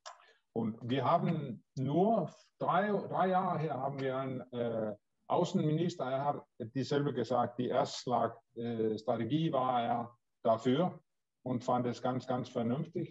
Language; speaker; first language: German; non-native, learner; Danish